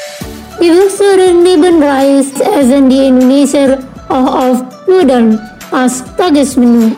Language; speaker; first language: German; non-native, fluent; Indonesian